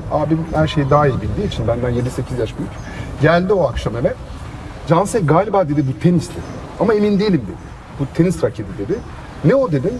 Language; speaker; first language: Turkish; native; Turkish